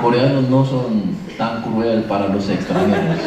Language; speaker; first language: Spanish; non-native, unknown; Korean